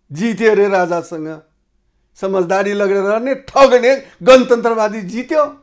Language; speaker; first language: Nepali; non-native, local second language; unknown